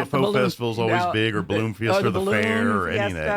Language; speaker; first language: English; native; English